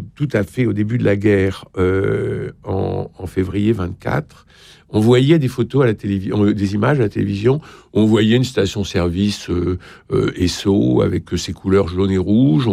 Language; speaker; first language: French; native; French